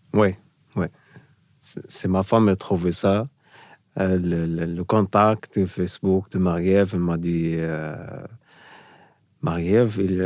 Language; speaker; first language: French; non-native, learner; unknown